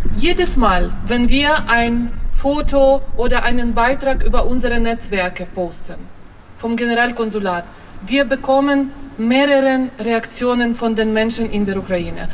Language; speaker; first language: German; non-native, fluent; Ukrainian